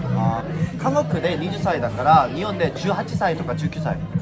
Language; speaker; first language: Japanese; non-native, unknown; Korean